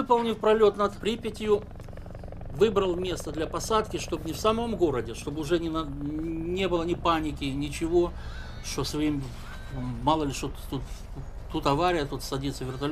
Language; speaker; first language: Russian; native; Russian